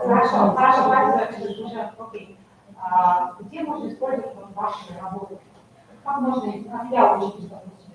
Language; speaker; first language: Russian; non-native, local second language; Kazakh